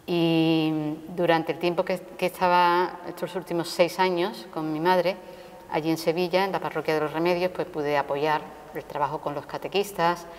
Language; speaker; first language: Spanish; native; Spanish